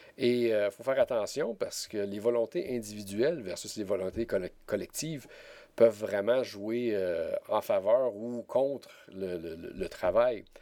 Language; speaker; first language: French; native; French